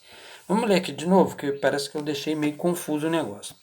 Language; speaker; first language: Portuguese; native; Portuguese